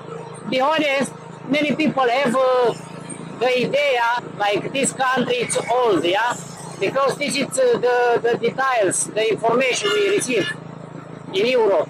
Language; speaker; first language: English; non-native, learner; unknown